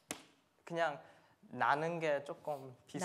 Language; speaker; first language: Korean; early bilingual, heritage; English